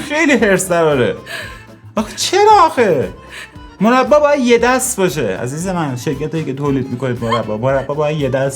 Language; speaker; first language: Persian; native; Persian